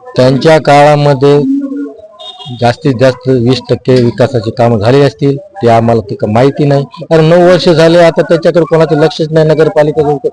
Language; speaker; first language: Marathi; native; Marathi